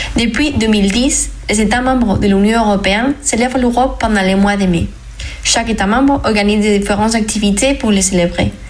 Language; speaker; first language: French; non-native, fluent; Spanish